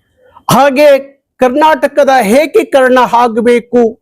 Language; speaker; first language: Kannada; native; Kannada